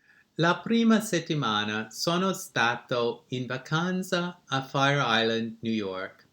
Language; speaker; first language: Italian; non-native, learner; English